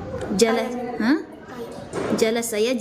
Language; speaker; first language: Arabic; non-native, fluent; Indonesian